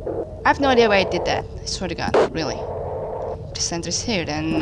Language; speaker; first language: English; non-native, fluent; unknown